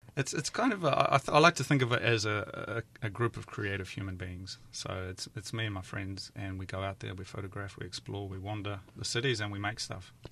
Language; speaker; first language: English; native; English